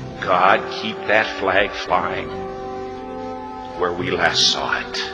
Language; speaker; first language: English; native; English